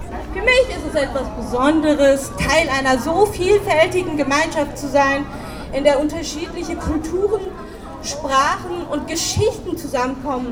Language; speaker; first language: German; early bilingual, other home language; Turkish